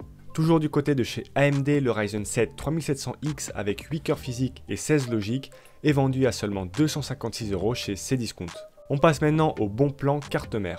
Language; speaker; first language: French; native; French